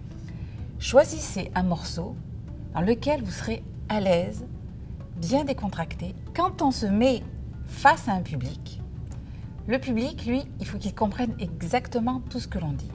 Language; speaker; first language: French; native; French